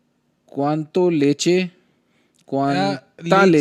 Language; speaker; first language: Spanish; non-native, learner; Hindi